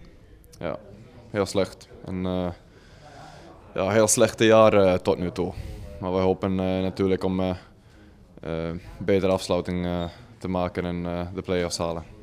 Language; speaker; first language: Dutch; non-native, fluent; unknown